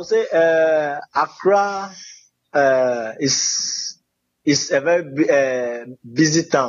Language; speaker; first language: English; non-native, local second language; Ewe